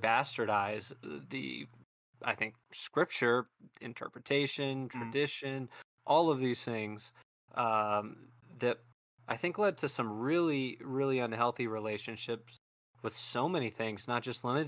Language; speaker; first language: English; native; English